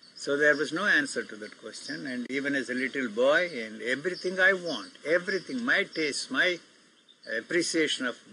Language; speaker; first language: English; non-native, local second language; Telugu